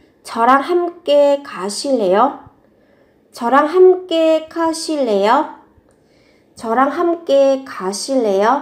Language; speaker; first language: Korean; non-native, fluent; Vietnamese